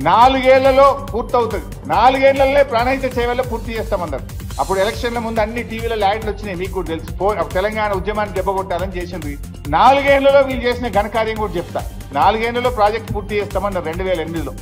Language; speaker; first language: Telugu; native; Telugu